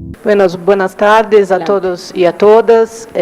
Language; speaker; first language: Spanish; non-native, learner; Portuguese